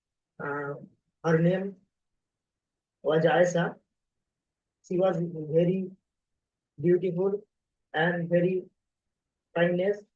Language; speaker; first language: English; non-native, learner; Bangla